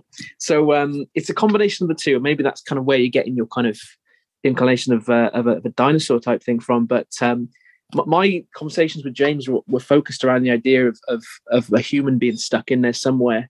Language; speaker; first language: English; native; English